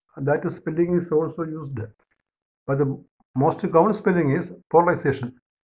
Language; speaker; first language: English; non-native, local second language; Malayalam